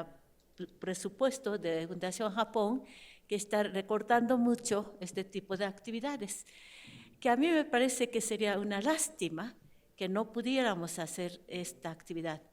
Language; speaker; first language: Spanish; non-native, fluent; Japanese